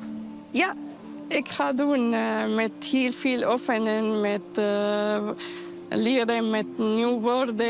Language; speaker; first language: Dutch; non-native, learner; Arabic